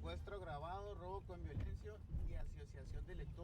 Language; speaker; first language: Spanish; native; Spanish